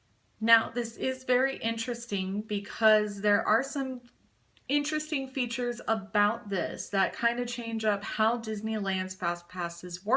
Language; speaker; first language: English; native; English